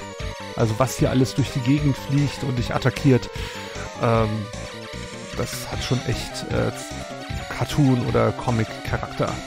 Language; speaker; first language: German; native; German